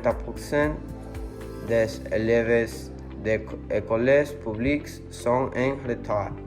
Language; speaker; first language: French; non-native, learner; Spanish